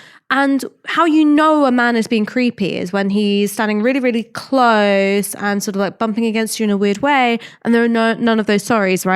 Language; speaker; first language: English; native; English